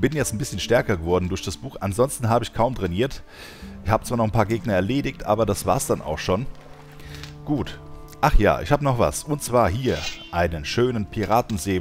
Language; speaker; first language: German; native; German